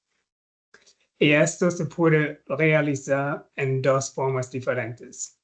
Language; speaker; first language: Spanish; non-native, fluent; German